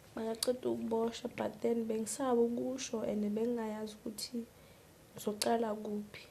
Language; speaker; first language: Zulu; native; Zulu